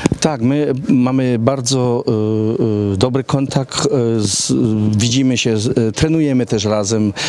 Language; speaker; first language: Polish; early bilingual, heritage; Polish